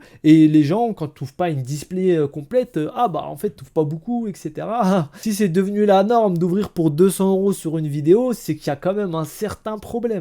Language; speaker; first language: French; native; French